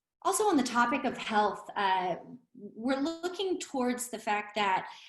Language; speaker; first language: English; native; English